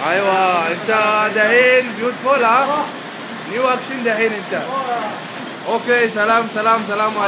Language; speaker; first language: Arabic; non-native, learner; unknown